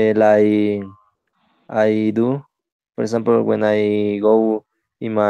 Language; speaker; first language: English; non-native, learner; Spanish